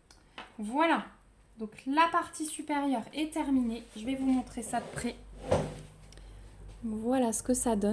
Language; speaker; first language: French; native; French